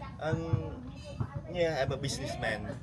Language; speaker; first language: English; non-native, learner; Khmer